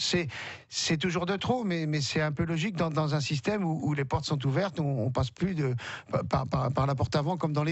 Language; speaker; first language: French; native; French